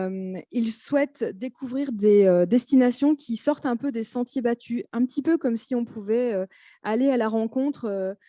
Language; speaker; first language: French; native; French